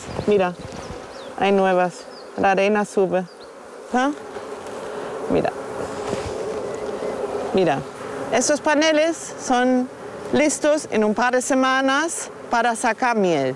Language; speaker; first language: Spanish; non-native, fluent; German